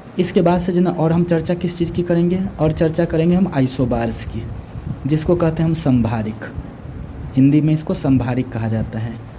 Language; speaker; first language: Hindi; native; Hindi